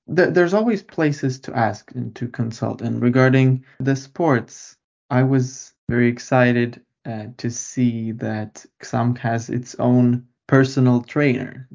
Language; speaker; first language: English; non-native, fluent; Lithuanian